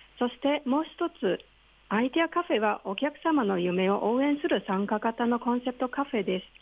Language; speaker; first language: Japanese; non-native, fluent; Cantonese